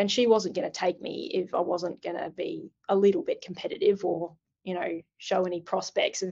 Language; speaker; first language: English; native; English